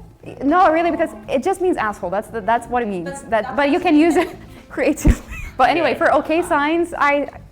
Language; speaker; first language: English; non-native, fluent; Portuguese